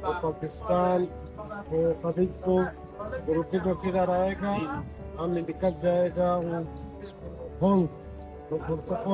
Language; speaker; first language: Hindi; non-native, learner; Persian